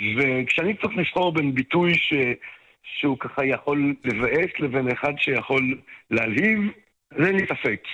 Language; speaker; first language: Hebrew; non-native, fluent; French